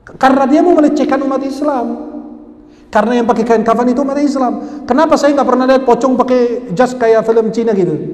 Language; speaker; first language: Indonesian; non-native, fluent; Arabic